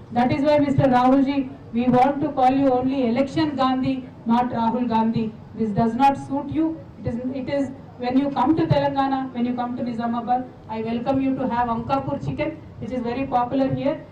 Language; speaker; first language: English; non-native, local second language; Telugu